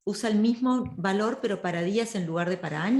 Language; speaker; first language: Spanish; native; Spanish